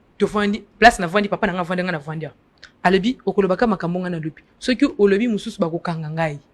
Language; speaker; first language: Lingala; non-native, local second language; Luba-Lulua